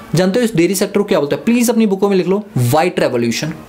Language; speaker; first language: Hindi; native; Hindi